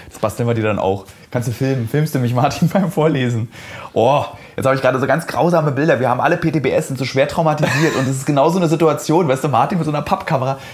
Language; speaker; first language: German; native; German